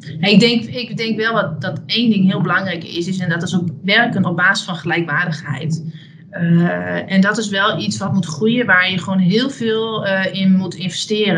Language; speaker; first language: Dutch; native; Dutch